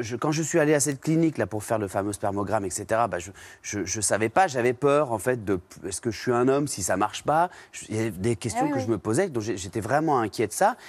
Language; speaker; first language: French; native; French